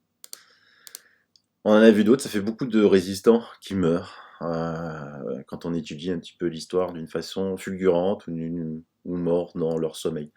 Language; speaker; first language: French; native; French